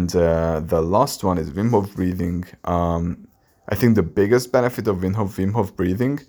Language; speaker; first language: English; non-native, fluent; Hungarian